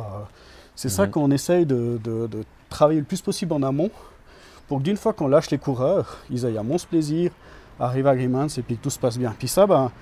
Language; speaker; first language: French; native; French